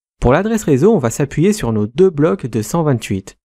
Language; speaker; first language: French; native; French